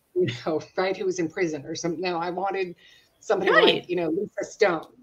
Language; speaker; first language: English; native; English